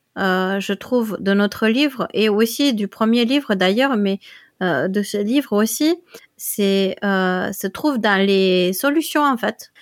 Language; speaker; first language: French; non-native, fluent; Dutch